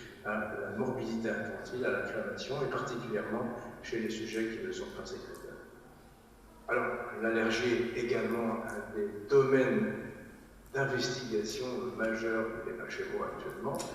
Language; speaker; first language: French; native; French